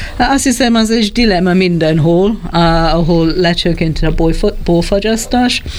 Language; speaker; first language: Hungarian; non-native, learner; English